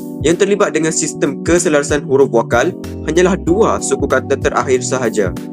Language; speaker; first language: Malay; native; Malay